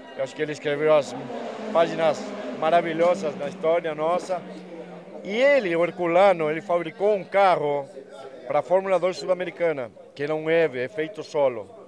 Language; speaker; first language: Portuguese; non-native, fluent; Spanish